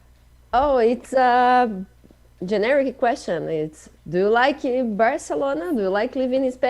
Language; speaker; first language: English; non-native, learner; Portuguese